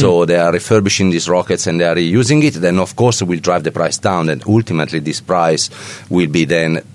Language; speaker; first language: English; non-native, fluent; Italian